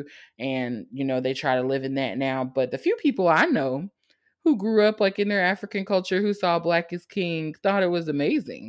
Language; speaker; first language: English; native; English